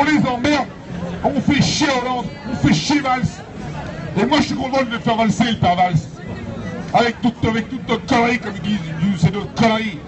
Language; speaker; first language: French; native; French